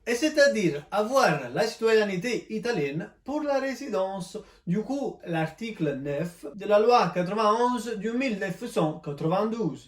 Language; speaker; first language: French; non-native, fluent; Italian